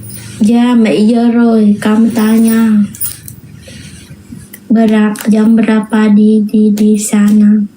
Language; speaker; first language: Indonesian; non-native, learner; Vietnamese